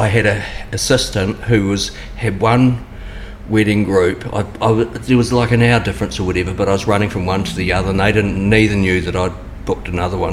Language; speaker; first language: English; native; English